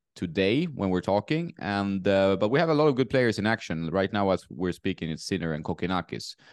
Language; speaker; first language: English; non-native, fluent; Swedish